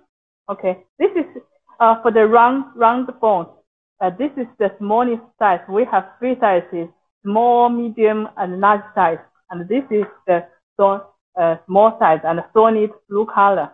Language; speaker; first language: English; non-native, local second language; Chinese